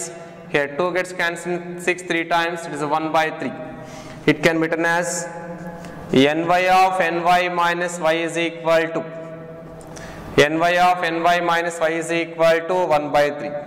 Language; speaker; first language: English; non-native, local second language; Telugu